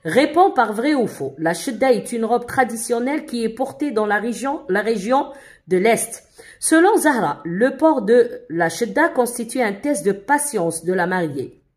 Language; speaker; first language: French; non-native, local second language; Arabic